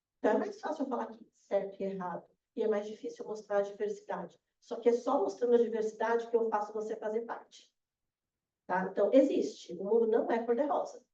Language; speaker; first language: Portuguese; native; Portuguese